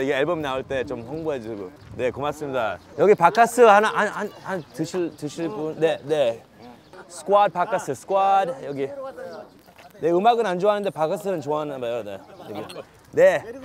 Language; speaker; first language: Korean; early bilingual, heritage; Korean